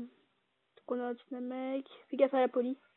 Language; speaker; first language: French; native; French